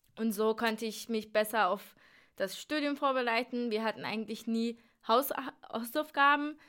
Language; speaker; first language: German; non-native, fluent; Turkish